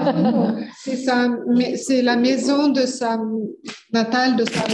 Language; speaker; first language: French; non-native, fluent; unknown